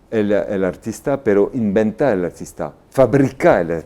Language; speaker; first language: Spanish; non-native, fluent; French